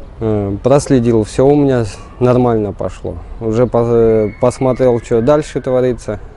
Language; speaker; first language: Russian; native; Russian